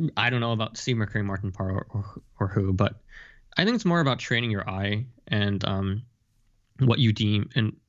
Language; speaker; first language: English; early bilingual, heritage; Japanese